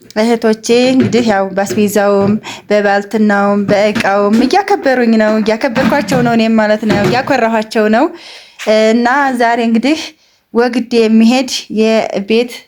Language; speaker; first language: Amharic; native; Amharic